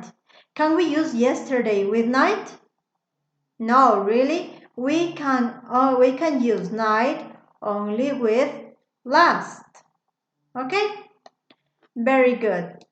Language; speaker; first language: English; non-native, fluent; Spanish